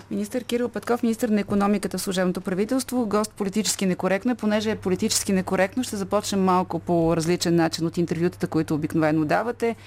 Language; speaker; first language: Bulgarian; native; Bulgarian